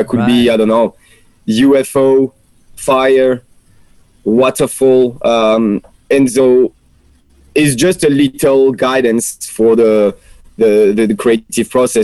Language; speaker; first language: English; non-native, fluent; French